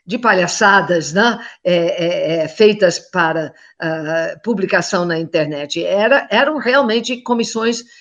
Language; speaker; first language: Portuguese; non-native, fluent; English